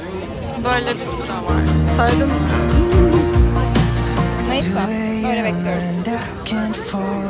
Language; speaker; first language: Turkish; native; Turkish